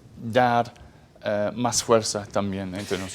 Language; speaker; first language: Spanish; non-native, fluent; English